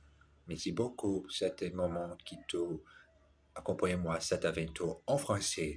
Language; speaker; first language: French; non-native, learner; Portuguese